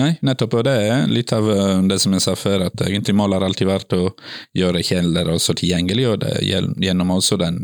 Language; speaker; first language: Norwegian; non-native, fluent; Italian